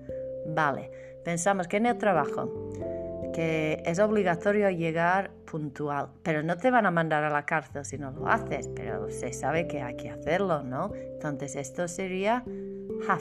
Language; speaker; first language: Spanish; non-native, fluent; English